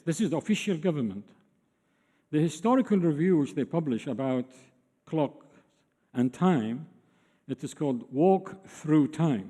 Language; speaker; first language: English; non-native, fluent; Arabic